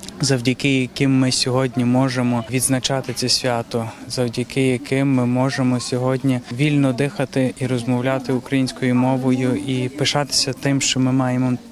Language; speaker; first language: Ukrainian; native; Ukrainian